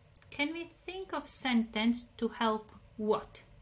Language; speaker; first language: English; non-native, fluent; Latvian